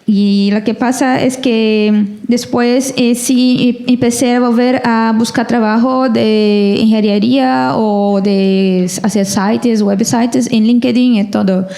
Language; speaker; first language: Spanish; non-native, learner; Portuguese